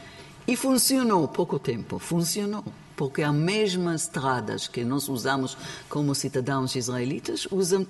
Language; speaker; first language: Portuguese; non-native, learner; Hebrew